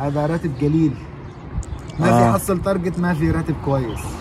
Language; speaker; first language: Arabic; non-native, learner; Bangla